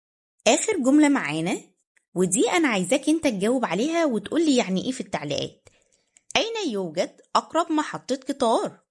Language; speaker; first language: Arabic; native; Arabic